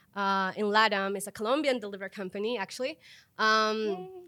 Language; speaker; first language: English; non-native, fluent; Spanish